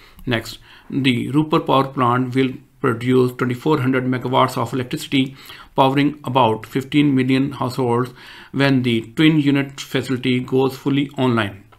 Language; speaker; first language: English; non-native, local second language; Urdu